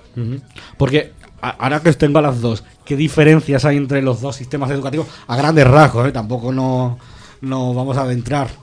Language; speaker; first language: Spanish; native; Spanish